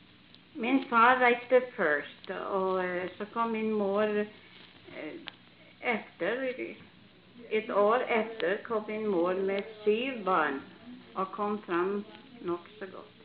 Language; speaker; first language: Norwegian; early bilingual, heritage; Norwegian